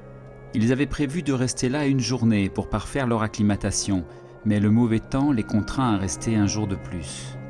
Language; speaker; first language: French; native; French